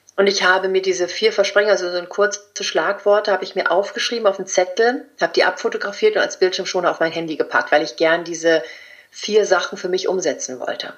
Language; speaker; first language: German; early bilingual, other home language; Spanish